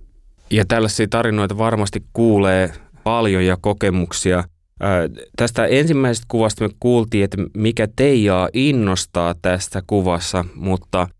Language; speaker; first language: Finnish; native; Finnish